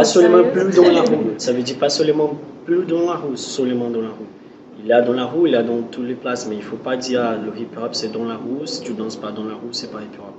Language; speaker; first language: French; non-native, learner; Portuguese